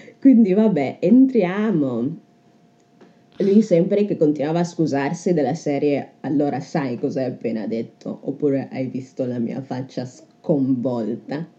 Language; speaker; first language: Italian; native; Italian